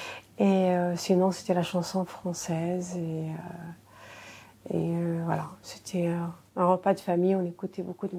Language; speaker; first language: French; non-native, local second language; Arabic